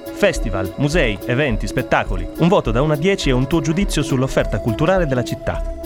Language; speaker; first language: Italian; native; Italian